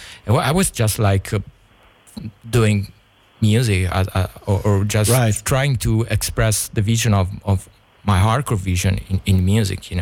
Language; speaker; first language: English; non-native, fluent; Italian